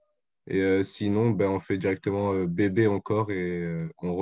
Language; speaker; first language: French; native; French